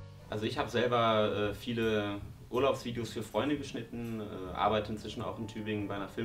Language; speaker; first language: German; native; German